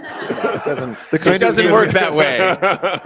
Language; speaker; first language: English; native; English